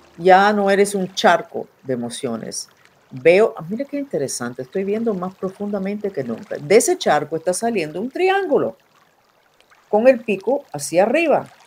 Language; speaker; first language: Spanish; non-native, fluent; English